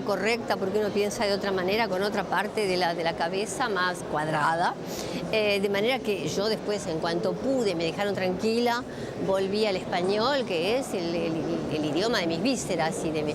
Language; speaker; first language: Spanish; native; Spanish